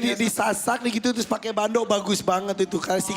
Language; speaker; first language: Indonesian; native; Indonesian